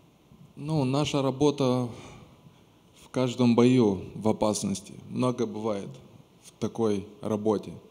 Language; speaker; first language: Russian; non-native, local second language; Romanian